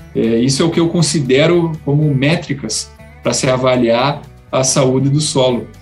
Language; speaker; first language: Portuguese; non-native, fluent; English